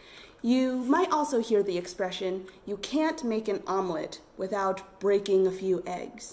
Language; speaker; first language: English; native; English